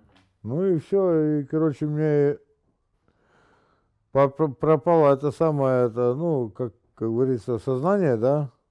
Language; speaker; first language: Russian; native; Russian